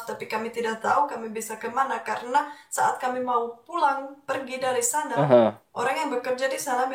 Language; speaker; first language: Indonesian; non-native, fluent; Czech